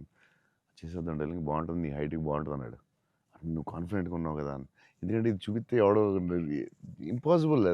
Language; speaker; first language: Telugu; native; Telugu